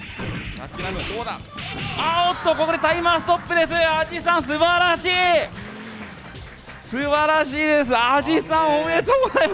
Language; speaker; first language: Japanese; native; Japanese